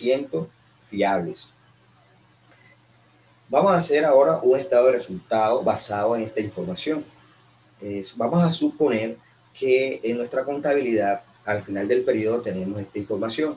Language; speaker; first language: Spanish; native; Spanish